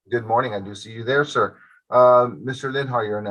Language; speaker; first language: English; native; English